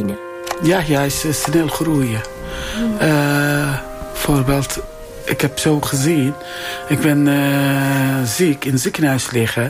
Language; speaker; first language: Dutch; non-native, learner; Turkish